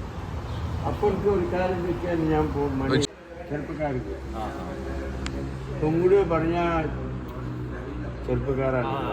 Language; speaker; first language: Malayalam; early bilingual, heritage; Malayalam